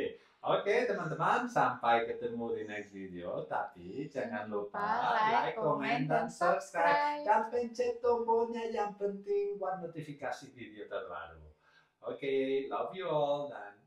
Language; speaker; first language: Indonesian; non-native, learner; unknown